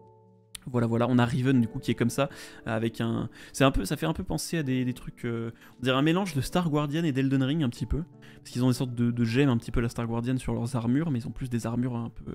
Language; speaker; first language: French; native; French